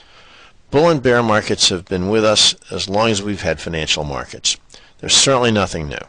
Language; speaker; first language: English; native; English